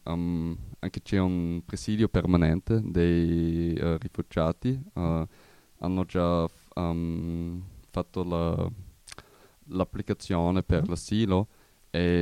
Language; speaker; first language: Italian; non-native, learner; German